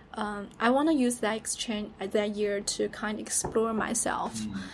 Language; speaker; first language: English; non-native, fluent; Chinese